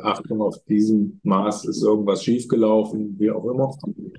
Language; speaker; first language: German; native; German